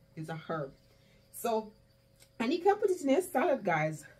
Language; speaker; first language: English; non-native, local second language; Jamaican Creole English